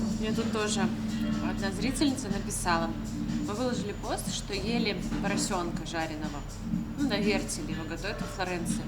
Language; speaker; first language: Russian; native; Russian